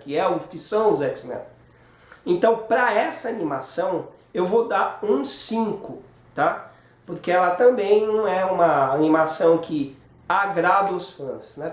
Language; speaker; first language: Portuguese; native; Portuguese